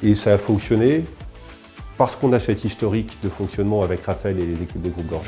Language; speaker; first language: French; native; French